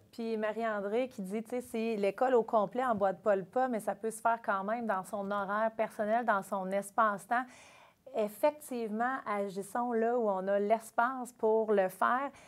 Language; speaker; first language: French; native; French